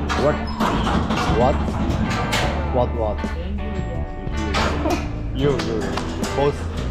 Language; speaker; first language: English; non-native, learner; Korean